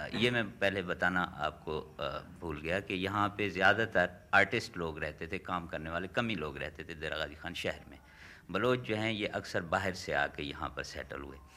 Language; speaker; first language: Urdu; non-native, local second language; Saraiki